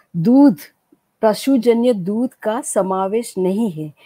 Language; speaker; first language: Hindi; non-native, local second language; Gujarati